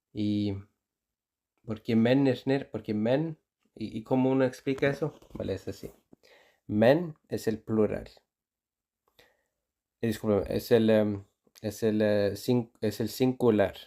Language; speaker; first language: Spanish; non-native, fluent; Icelandic